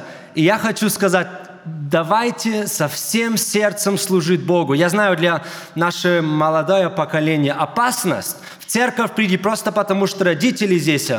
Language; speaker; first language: Russian; early bilingual, heritage; German